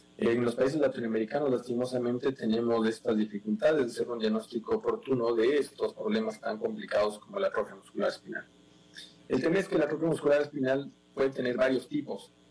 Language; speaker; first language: Spanish; native; Spanish